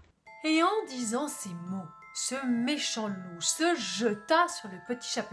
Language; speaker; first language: French; native; French